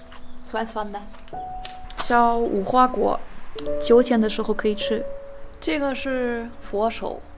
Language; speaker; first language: Chinese; early bilingual, heritage; Chinese